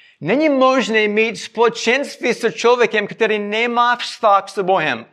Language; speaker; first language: Czech; non-native, fluent; English